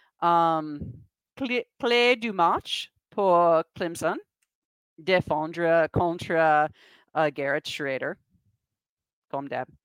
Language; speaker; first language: French; non-native, learner; English